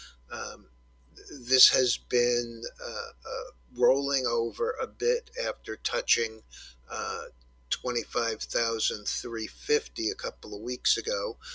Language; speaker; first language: English; native; English